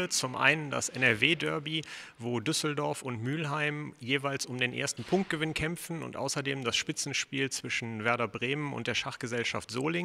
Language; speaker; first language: German; native; German